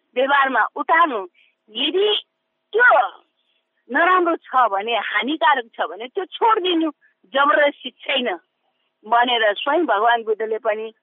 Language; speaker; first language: Nepali; non-native, local second language; Newari